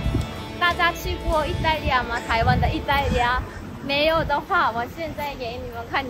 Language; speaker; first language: Chinese; non-native, learner; Korean